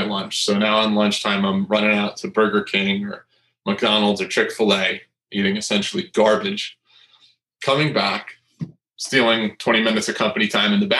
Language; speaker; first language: English; native; English